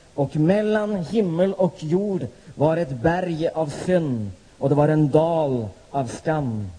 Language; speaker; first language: Swedish; non-native, fluent; Norwegian